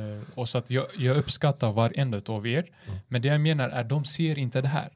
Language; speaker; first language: Swedish; early bilingual, other home language; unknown